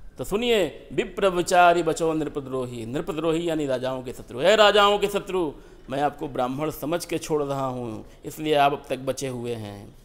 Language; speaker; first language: Hindi; native; Hindi